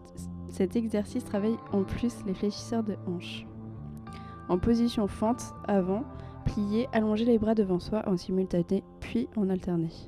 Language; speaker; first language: French; native; French